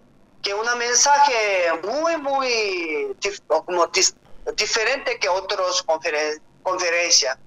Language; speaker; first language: Spanish; non-native, learner; Korean